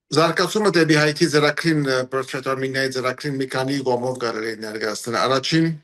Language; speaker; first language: Armenian; early bilingual, heritage; Armenian